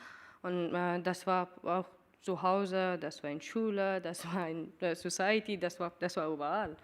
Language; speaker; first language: German; non-native, learner; Persian